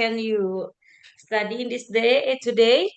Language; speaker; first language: English; non-native, fluent; Indonesian